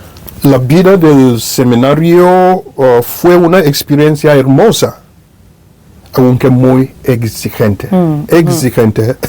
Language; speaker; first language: Spanish; non-native, fluent; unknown